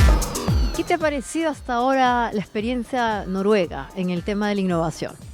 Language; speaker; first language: Spanish; native; Spanish